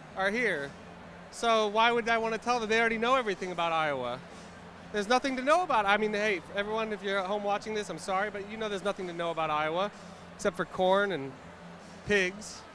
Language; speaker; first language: English; native; English